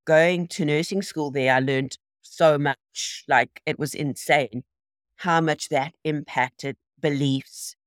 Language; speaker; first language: English; native; English